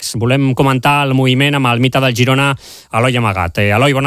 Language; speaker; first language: Catalan; native; Catalan